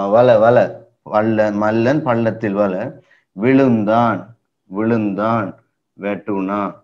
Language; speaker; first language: Sinhala; native; Sinhala